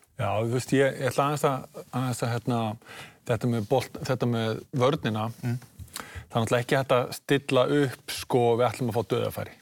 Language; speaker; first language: Icelandic; native; Icelandic